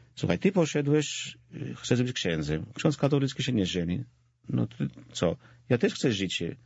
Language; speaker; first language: Polish; non-native, fluent; Georgian